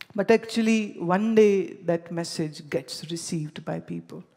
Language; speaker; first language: English; non-native, local second language; Hindi